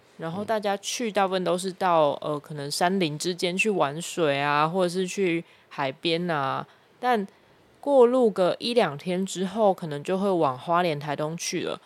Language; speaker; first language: Chinese; native; Chinese